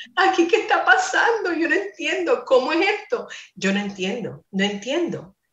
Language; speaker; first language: Spanish; non-native, fluent; English